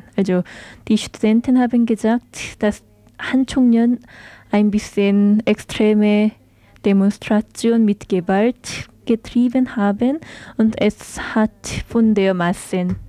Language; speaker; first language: German; non-native, learner; Korean